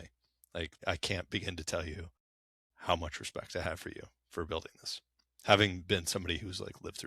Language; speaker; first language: English; native; English